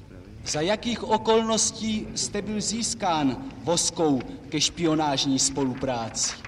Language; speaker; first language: Czech; native; Czech